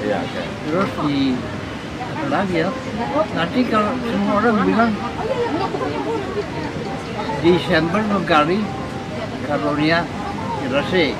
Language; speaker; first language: Indonesian; non-native, learner; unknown